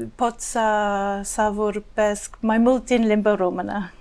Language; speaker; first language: Romanian; non-native, learner; English